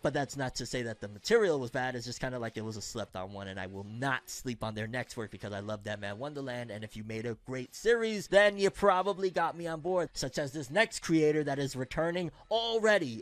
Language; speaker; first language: English; native; English